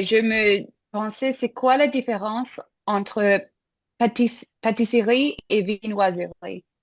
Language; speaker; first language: French; non-native, fluent; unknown